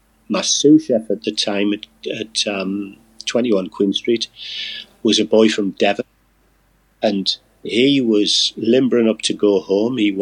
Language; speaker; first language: English; native; English